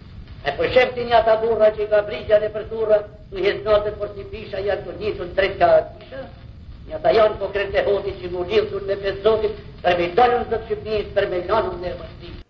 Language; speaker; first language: Albanian; native; Albanian